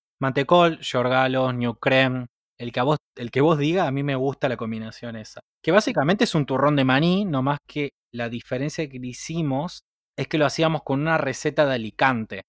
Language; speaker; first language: Spanish; native; Spanish